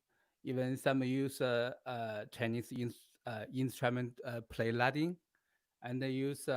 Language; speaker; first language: English; non-native, learner; Chinese